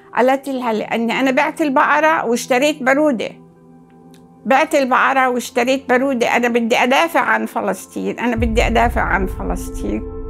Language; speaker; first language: Arabic; native; Arabic